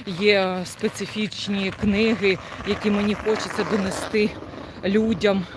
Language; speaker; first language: Ukrainian; non-native, local second language; Russian